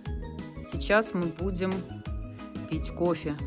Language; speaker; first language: Russian; native; Russian